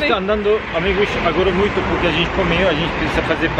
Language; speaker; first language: Portuguese; non-native, learner; Turkish